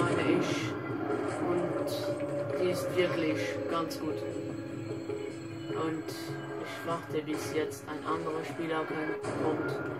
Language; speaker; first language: German; non-native, learner; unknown